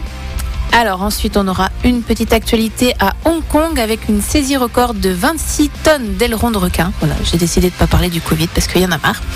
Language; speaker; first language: French; native; French